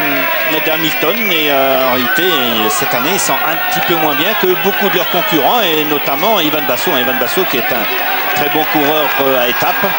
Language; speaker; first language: French; native; French